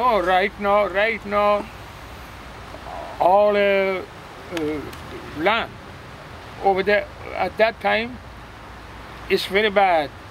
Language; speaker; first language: English; non-native, learner; Persian